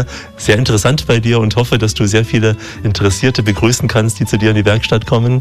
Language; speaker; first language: German; native; German